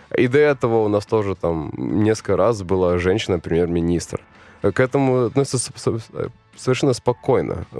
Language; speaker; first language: Russian; native; Russian